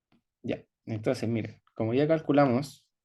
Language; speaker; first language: Spanish; native; Spanish